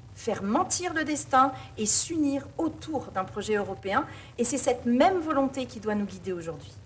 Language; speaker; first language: French; native; French